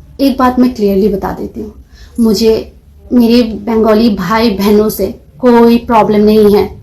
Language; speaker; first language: Hindi; non-native, local second language; Kok Borok